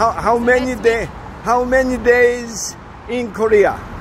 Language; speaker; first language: English; non-native, learner; Korean